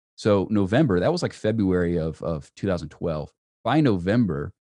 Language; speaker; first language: English; native; English